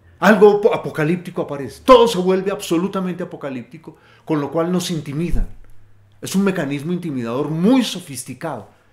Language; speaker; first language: Spanish; native; Spanish